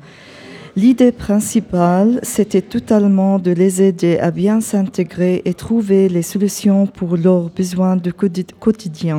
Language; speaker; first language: French; non-native, fluent; Arabic